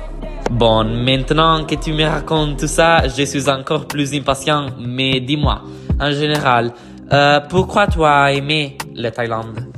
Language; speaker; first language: French; non-native, learner; Italian